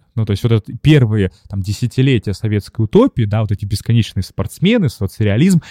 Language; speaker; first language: Russian; native; Russian